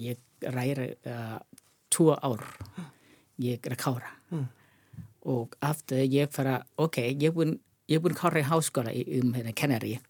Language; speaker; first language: Icelandic; non-native, learner; Thai